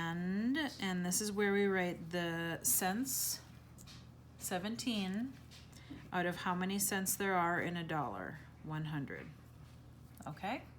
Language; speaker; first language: English; native; English